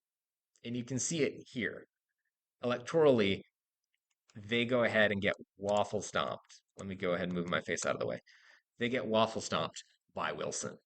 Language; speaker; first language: English; native; English